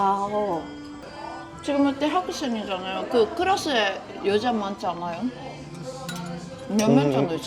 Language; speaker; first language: Korean; non-native, fluent; Japanese